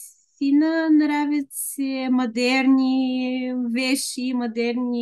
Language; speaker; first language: Russian; non-native, learner; Bulgarian